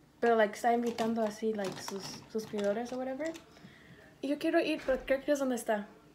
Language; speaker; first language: Spanish; early bilingual, heritage; Spanish